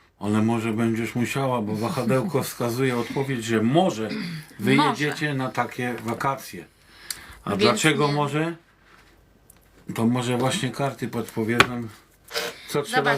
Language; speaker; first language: Polish; native; Polish